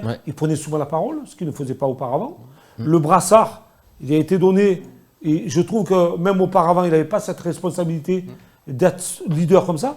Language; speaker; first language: French; native; French